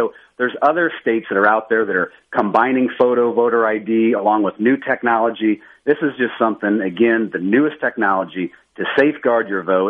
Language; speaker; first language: English; native; English